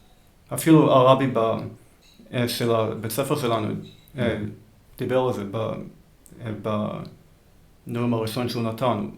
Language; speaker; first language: Hebrew; early bilingual, heritage; Hebrew